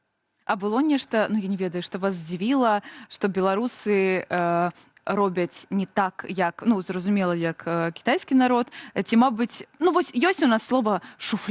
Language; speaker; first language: Belarusian; native; Belarusian